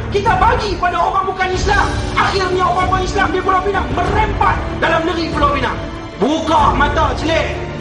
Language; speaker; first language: Malay; native; Malay